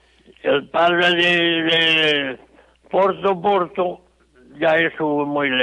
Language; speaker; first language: Spanish; non-native, local second language; Galician